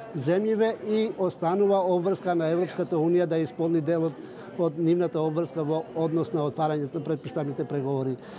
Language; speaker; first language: Macedonian; non-native, local second language; Albanian